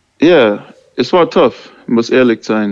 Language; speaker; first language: German; non-native, learner; English